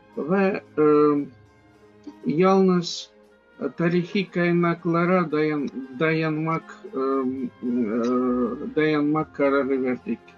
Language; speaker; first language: Turkish; non-native, fluent; Russian